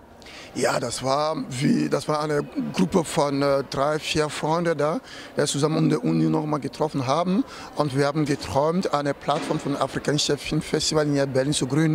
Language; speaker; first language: German; non-native, fluent; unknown